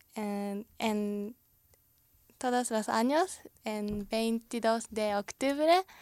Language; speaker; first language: Spanish; non-native, learner; Japanese